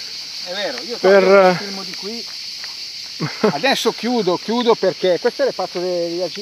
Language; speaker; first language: Italian; native; Italian